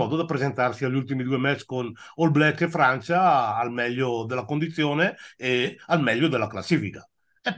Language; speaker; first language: Italian; native; Italian